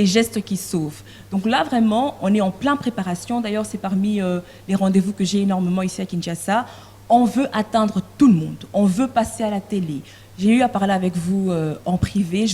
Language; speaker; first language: French; non-native, local second language; Lingala